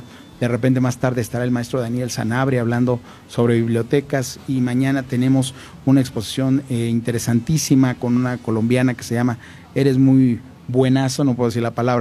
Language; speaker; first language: Spanish; native; Spanish